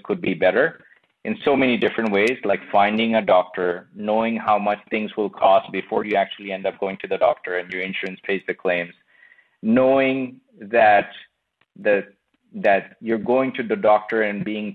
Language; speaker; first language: English; non-native, local second language; Bangla